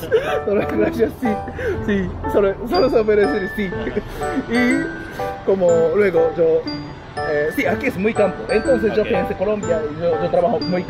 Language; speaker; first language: Spanish; non-native, learner; Japanese